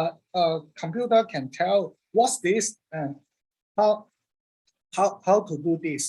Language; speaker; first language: English; non-native, learner; Cantonese